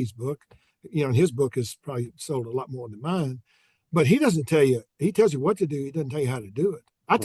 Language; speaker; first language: English; native; English